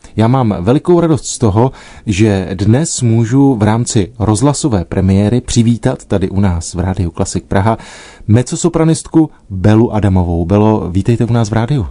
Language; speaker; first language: Czech; native; Czech